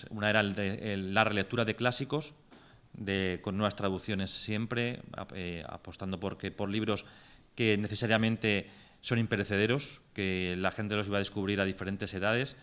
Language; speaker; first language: Spanish; native; Spanish